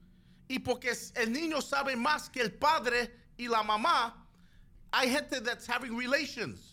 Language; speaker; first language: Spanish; early bilingual, other home language; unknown